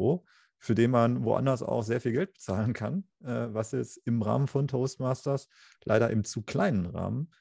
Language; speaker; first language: German; native; German